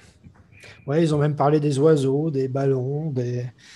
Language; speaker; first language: French; native; French